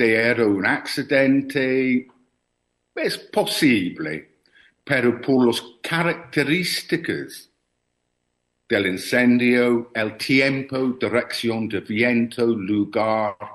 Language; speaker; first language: Spanish; non-native, learner; English